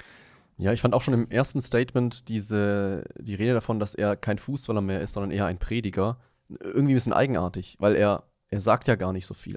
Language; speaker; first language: German; native; German